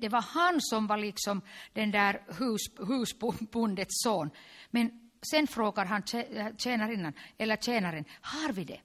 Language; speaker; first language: Swedish; non-native, local second language; Finnish